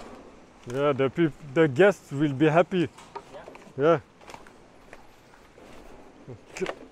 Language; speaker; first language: English; non-native, learner; French